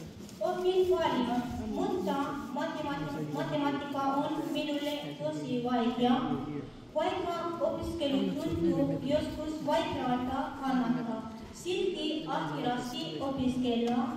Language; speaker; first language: Finnish; non-native, fluent; Persian